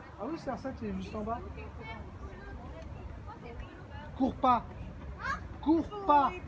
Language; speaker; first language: French; native; French